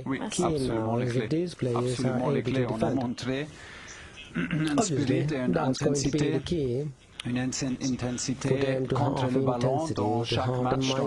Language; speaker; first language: French; non-native, fluent; German